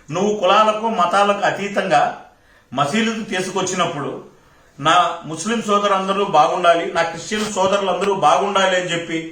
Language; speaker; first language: Telugu; native; Telugu